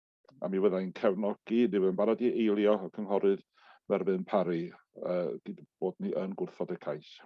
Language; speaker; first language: Welsh; native; Welsh